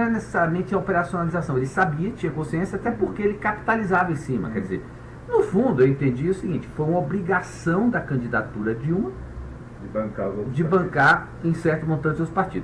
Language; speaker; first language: Portuguese; native; Portuguese